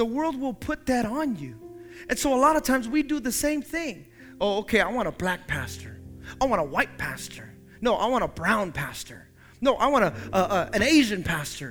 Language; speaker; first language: English; native; English